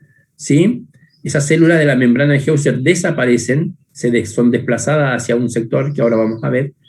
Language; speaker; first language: Spanish; native; Spanish